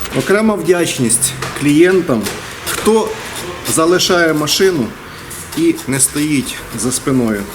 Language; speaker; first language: Ukrainian; non-native, local second language; Russian